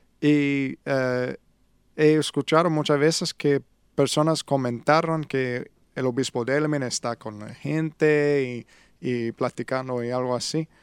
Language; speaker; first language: Spanish; non-native, learner; English